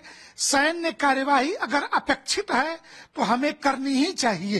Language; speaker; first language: Hindi; native; Hindi